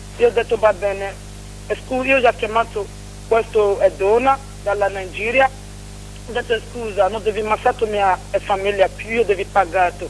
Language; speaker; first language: Italian; non-native, learner; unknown